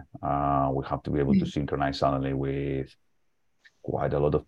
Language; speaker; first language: English; non-native, fluent; Spanish